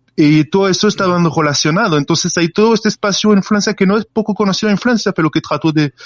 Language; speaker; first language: Spanish; non-native, learner; French